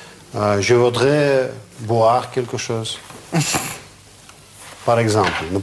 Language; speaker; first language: French; non-native, fluent; Russian